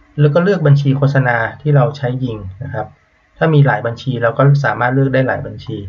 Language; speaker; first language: Thai; native; Thai